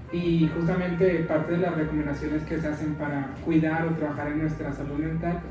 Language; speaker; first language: Spanish; native; Spanish